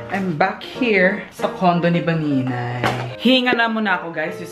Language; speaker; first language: Filipino; native; Filipino